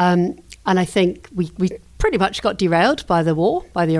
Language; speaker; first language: English; native; English